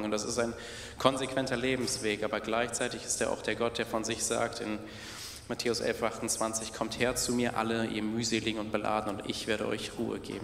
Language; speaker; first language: German; native; German